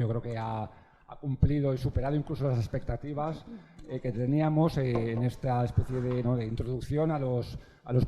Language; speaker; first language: Spanish; native; Spanish